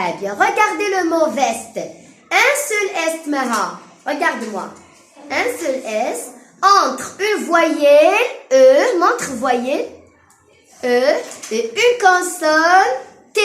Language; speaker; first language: French; non-native, local second language; Arabic